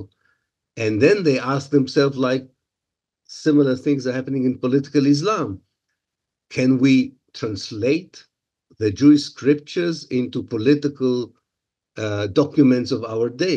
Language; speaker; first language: English; non-native, fluent; Hebrew